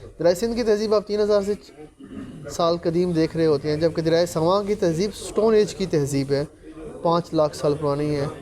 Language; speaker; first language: Urdu; non-native, local second language; Punjabi